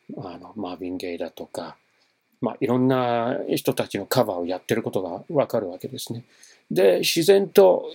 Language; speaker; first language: Japanese; non-native, fluent; English